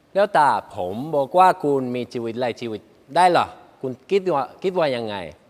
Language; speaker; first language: Thai; non-native, learner; Spanish